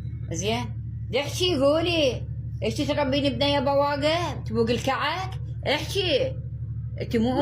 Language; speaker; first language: Arabic; native; Arabic